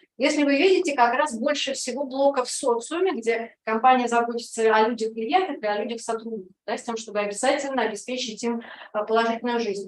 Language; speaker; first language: Russian; native; Russian